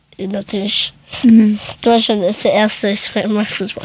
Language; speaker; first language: German; early bilingual, other home language; Persian